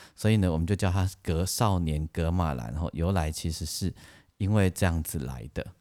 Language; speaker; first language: Chinese; native; Chinese